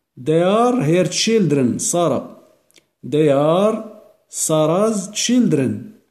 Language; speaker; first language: English; non-native, learner; Arabic